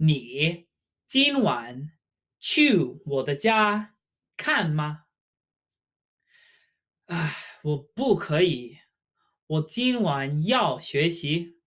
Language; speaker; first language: Chinese; non-native, fluent; English